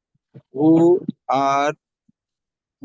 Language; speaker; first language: English; non-native, learner; Bangla